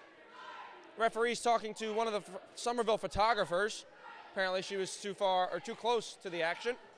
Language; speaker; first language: English; native; English